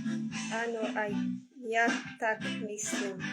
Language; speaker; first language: Slovak; non-native, local second language; Hungarian